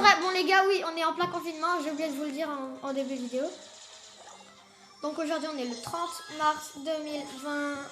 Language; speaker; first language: French; native; French